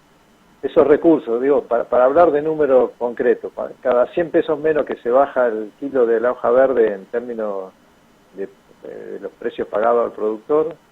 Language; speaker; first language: Spanish; native; Spanish